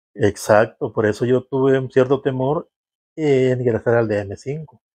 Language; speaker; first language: Spanish; native; Spanish